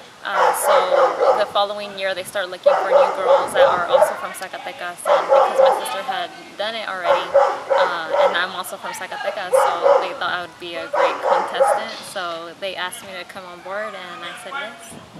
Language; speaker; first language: English; early bilingual, other home language; Spanish